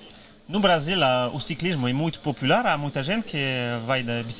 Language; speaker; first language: Portuguese; non-native, fluent; French